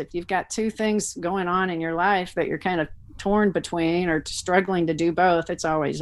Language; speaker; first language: English; native; English